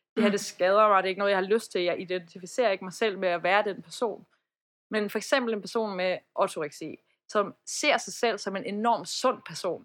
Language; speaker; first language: Danish; early bilingual, other home language; Persian